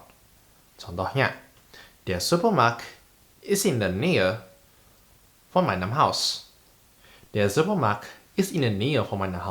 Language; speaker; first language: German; non-native, fluent; Indonesian